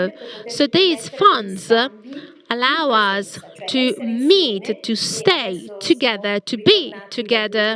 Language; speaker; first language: English; non-native, fluent; Italian